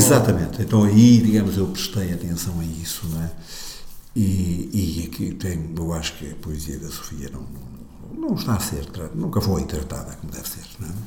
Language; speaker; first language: Portuguese; native; Portuguese